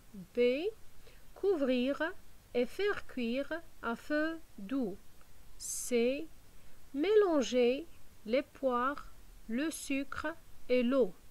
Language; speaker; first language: French; non-native, fluent; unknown